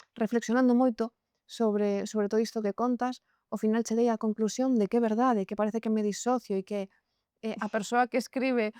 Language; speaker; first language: Galician; non-native, local second language; Spanish